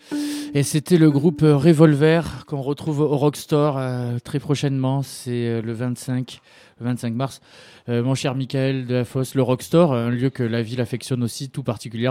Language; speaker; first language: French; native; French